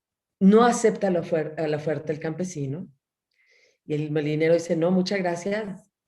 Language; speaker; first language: Spanish; native; Spanish